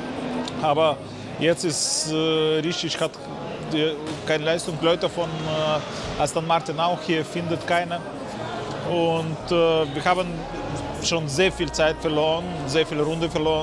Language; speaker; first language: German; non-native, learner; Russian